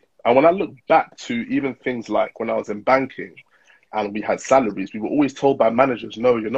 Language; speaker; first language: English; native; English